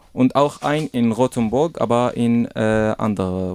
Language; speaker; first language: German; non-native, learner; Arabic